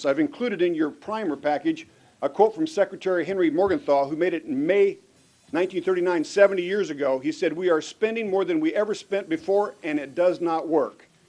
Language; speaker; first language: English; native; English